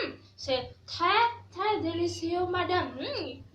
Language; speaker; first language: French; non-native, learner; Indonesian